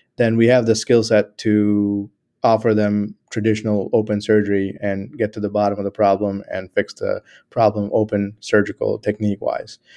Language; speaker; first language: English; non-native, local second language; Gujarati